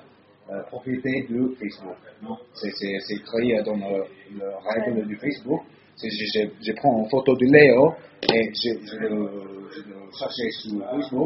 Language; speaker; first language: French; non-native, fluent; Italian